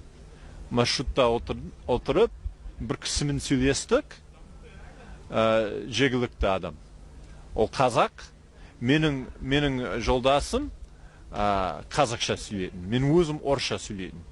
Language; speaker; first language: Kazakh; non-native, fluent; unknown